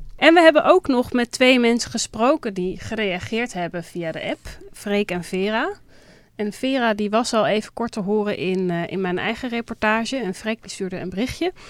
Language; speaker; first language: Dutch; native; Dutch